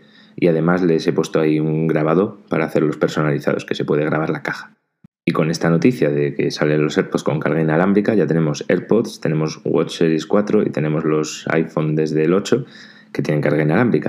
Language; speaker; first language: Spanish; native; Spanish